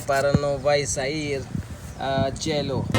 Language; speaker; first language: Portuguese; non-native, learner; Filipino